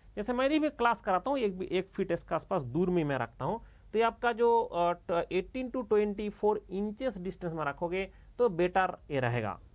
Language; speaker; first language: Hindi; non-native, local second language; Bangla